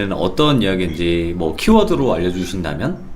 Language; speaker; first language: Korean; native; Korean